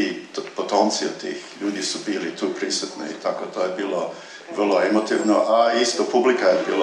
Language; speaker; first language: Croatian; early bilingual, heritage; Serbian